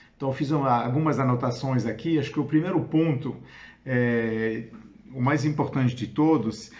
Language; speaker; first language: Portuguese; non-native, fluent; French